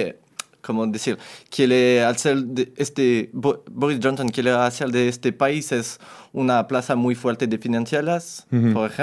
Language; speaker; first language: Spanish; non-native, fluent; French